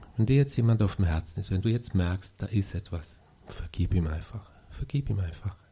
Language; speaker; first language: German; native; German